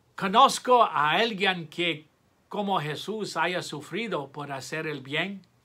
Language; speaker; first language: Spanish; non-native, fluent; English